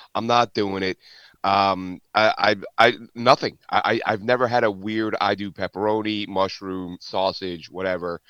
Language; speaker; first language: English; native; English